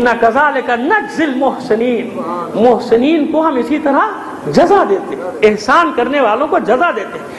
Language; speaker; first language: Urdu; native; Urdu